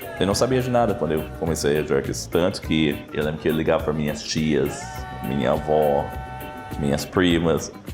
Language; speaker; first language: Portuguese; non-native, fluent; English